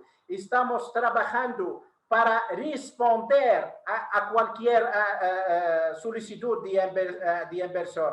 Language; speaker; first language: Spanish; non-native, fluent; Arabic